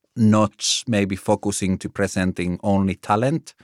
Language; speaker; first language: English; non-native, fluent; Finnish